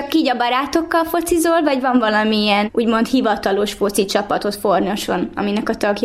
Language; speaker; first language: Hungarian; native; Hungarian